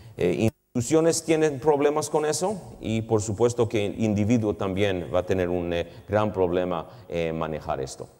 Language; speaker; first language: Spanish; early bilingual, heritage; Spanish